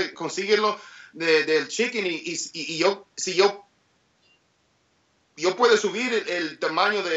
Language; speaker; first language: Spanish; early bilingual, heritage; English